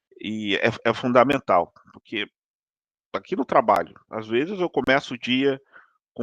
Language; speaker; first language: Portuguese; native; Portuguese